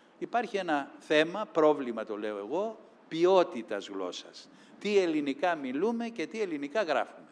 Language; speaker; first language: Greek; native; Greek